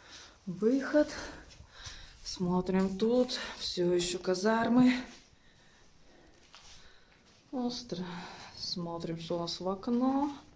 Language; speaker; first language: Russian; native; Russian